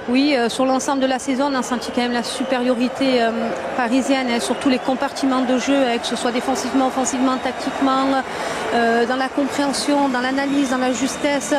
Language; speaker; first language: French; native; French